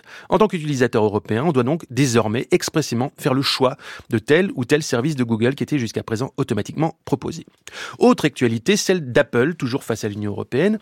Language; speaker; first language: French; native; French